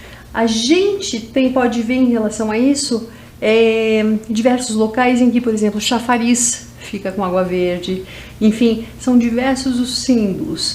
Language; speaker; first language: Portuguese; native; Portuguese